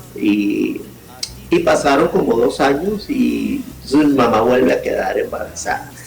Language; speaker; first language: Spanish; native; Spanish